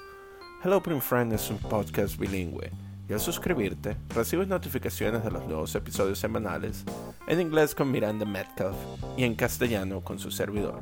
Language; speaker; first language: Spanish; native; Spanish